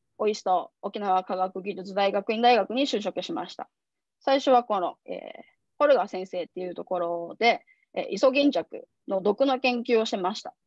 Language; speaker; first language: Japanese; native; Japanese